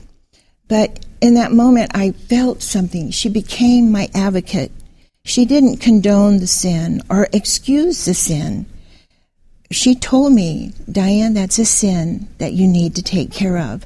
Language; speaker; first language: English; native; English